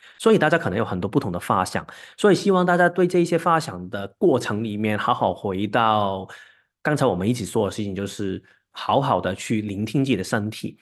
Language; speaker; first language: Chinese; non-native, local second language; Cantonese